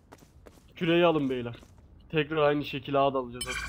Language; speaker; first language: Turkish; native; Turkish